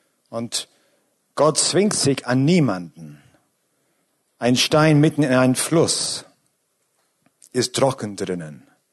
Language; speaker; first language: German; non-native, fluent; English